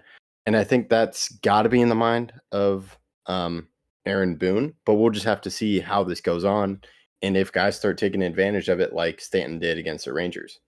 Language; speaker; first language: English; native; English